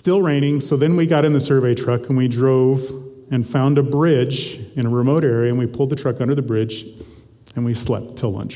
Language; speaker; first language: English; native; English